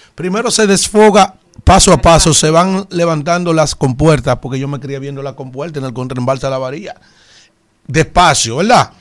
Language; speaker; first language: Spanish; native; Spanish